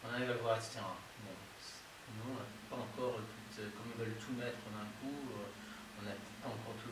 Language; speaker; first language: French; native; French